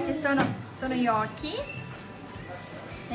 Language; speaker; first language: Italian; native; Italian